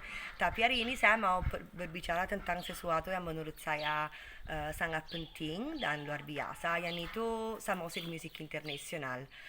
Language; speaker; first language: Indonesian; non-native, fluent; Italian